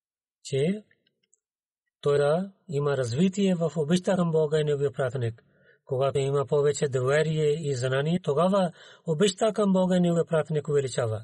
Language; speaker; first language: Bulgarian; non-native, learner; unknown